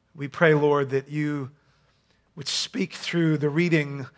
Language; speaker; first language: English; non-native, fluent; Dutch